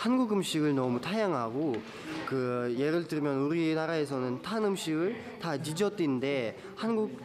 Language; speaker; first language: Korean; non-native, learner; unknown